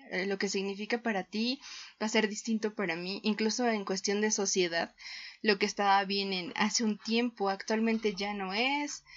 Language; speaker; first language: Spanish; native; Spanish